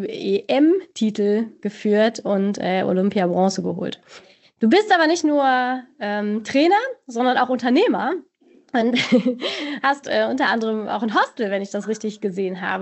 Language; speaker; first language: German; native; German